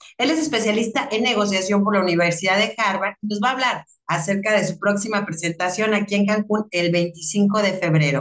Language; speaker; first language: Spanish; native; Spanish